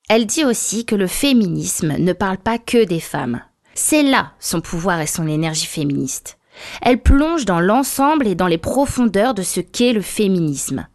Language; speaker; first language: French; native; French